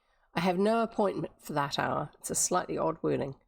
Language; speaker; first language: English; native; English